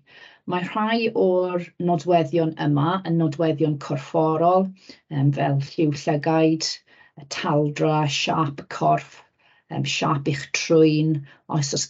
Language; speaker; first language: Welsh; native; Welsh